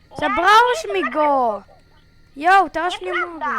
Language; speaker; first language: Polish; early bilingual, heritage; Polish